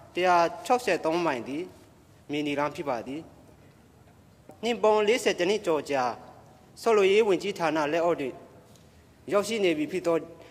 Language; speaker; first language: Burmese; non-native, local second language; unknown